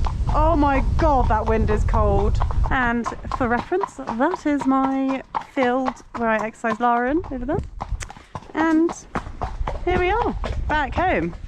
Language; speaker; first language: English; native; English